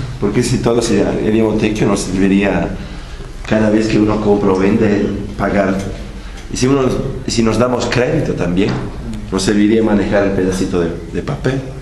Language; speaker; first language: Spanish; non-native, fluent; Italian